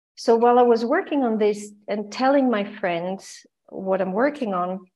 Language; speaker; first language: English; non-native, fluent; Croatian